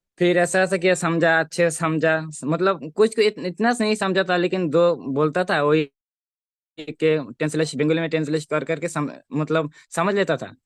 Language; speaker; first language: Hindi; non-native, local second language; Bangla